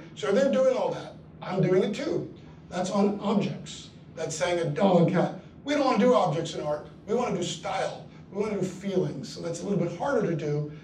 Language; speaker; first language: English; native; English